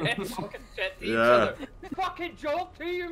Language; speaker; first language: English; native; English